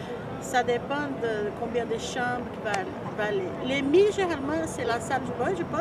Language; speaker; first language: French; non-native, fluent; Portuguese